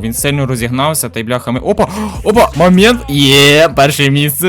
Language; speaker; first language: Ukrainian; native; Ukrainian